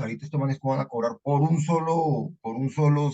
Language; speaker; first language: Spanish; native; Spanish